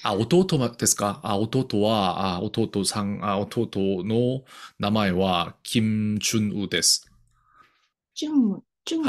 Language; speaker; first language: Japanese; non-native, learner; Korean